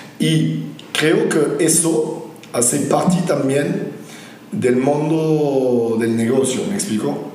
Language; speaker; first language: Spanish; non-native, learner; French